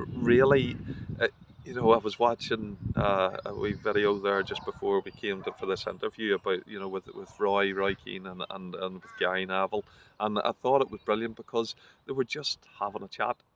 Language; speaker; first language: English; native; English